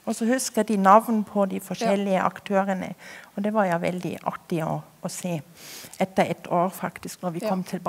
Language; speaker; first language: Norwegian; non-native, fluent; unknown